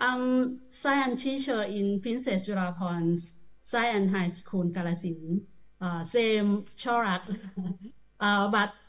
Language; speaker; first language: English; non-native, learner; Thai